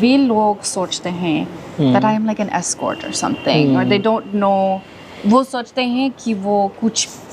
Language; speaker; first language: Hindi; non-native, learner; English